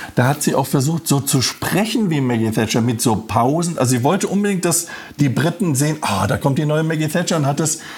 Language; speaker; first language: German; native; German